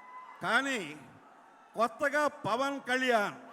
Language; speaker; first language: Telugu; native; Telugu